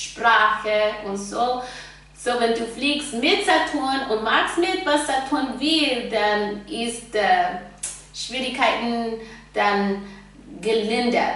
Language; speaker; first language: German; non-native, fluent; English